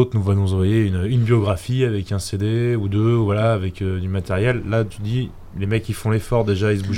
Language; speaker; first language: French; native; French